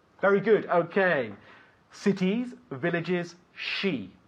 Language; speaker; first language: English; non-native, fluent; Spanish